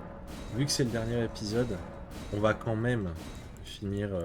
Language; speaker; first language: French; native; French